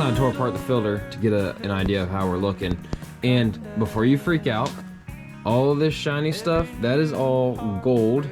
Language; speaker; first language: English; native; English